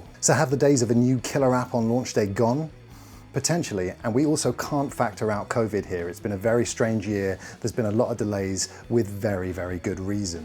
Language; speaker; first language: English; native; English